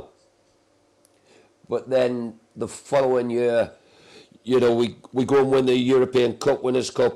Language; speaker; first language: English; native; English